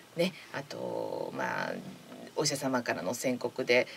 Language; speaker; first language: Japanese; native; Japanese